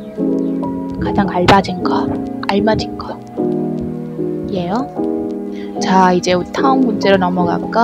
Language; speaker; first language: Korean; non-native, learner; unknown